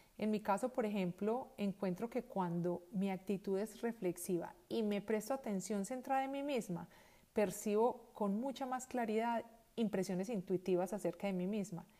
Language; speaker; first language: Spanish; native; Spanish